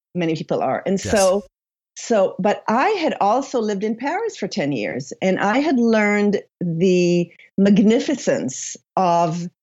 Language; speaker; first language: English; non-native, fluent; Hebrew